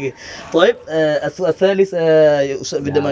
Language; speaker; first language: Arabic; non-native, fluent; Indonesian